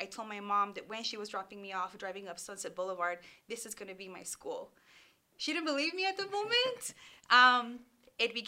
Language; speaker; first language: English; early bilingual, other home language; Spanish